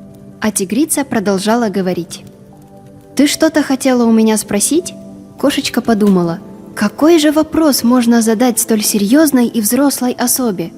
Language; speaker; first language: Russian; native; Russian